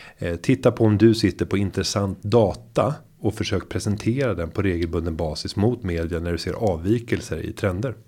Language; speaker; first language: Swedish; native; Swedish